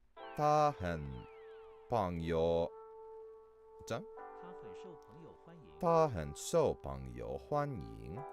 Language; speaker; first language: Chinese; non-native, learner; English